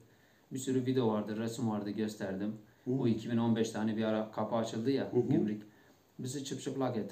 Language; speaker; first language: Turkish; non-native, fluent; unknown